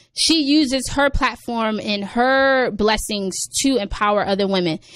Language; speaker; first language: English; native; English